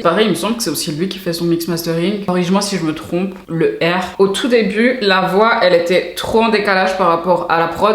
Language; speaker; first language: French; native; French